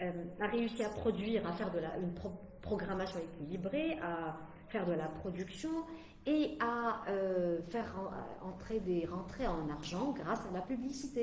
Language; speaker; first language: French; non-native, local second language; Arabic